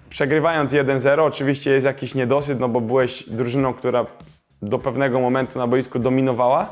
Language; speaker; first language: Polish; native; Polish